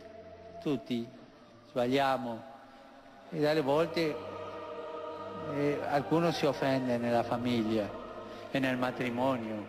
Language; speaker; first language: Italian; non-native, fluent; Spanish